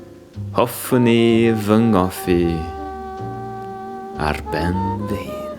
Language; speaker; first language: Welsh; non-native, learner; English